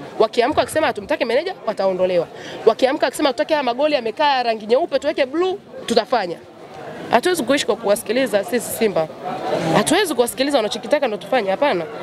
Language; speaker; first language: Swahili; native; Swahili